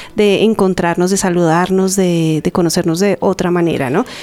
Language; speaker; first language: Spanish; native; Spanish